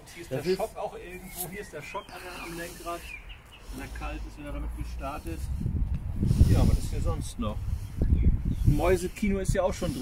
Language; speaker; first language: German; native; German